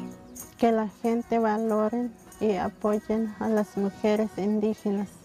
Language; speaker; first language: Spanish; non-native, local second language; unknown